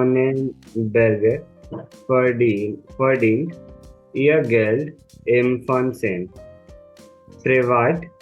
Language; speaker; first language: German; non-native, learner; Hindi